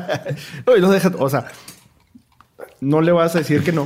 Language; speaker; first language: Spanish; native; Spanish